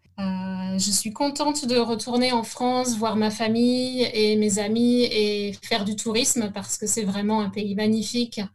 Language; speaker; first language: French; native; French